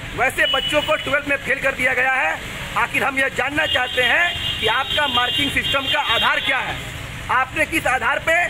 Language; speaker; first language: Hindi; native; Hindi